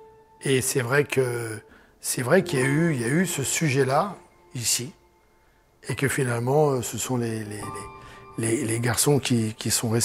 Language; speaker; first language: French; native; French